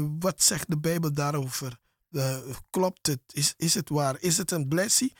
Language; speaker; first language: Dutch; native; Dutch